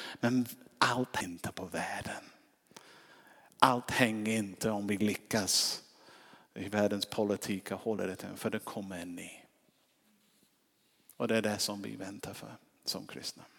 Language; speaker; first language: Swedish; non-native, fluent; English